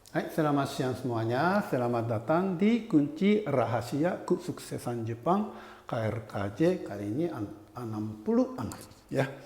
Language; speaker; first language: Indonesian; non-native, fluent; Japanese